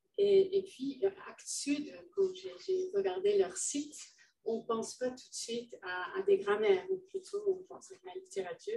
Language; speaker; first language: French; non-native, fluent; Dutch